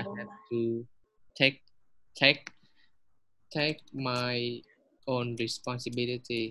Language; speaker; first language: English; non-native, learner; Vietnamese